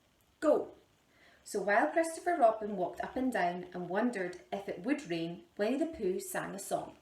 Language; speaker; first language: English; native; English